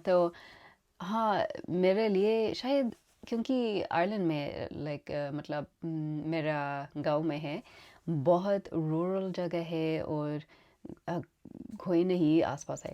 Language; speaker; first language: Hindi; non-native, learner; English